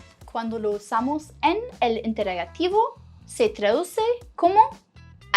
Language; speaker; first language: Spanish; non-native, fluent; English